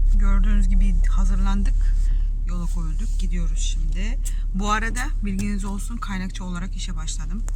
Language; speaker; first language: Turkish; non-native, fluent; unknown